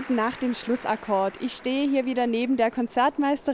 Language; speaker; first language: German; native; German